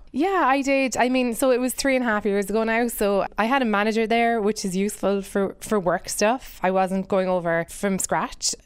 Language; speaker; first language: English; native; English